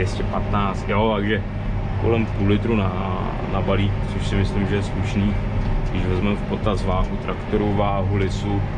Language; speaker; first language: Czech; native; Czech